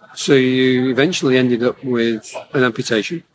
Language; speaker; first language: English; native; English